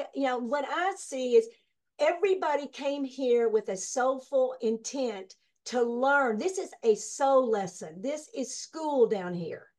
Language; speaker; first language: English; native; English